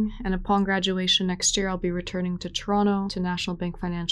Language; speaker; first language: English; native; English